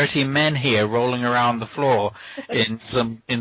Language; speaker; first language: English; native; English